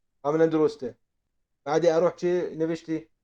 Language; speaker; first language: Persian; non-native, fluent; Arabic